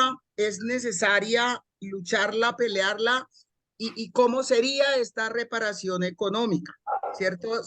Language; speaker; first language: Spanish; native; Spanish